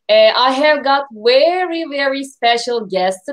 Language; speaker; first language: English; non-native, fluent; Turkish